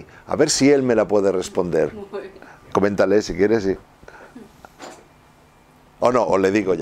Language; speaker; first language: Spanish; native; Spanish